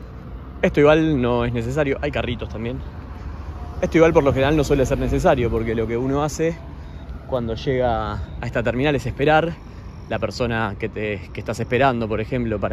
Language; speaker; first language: Spanish; native; Spanish